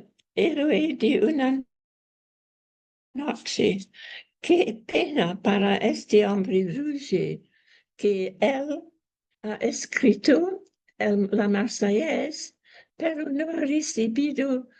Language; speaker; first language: Spanish; non-native, learner; English